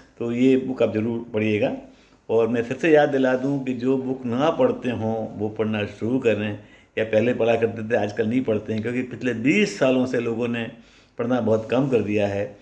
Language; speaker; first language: Hindi; native; Hindi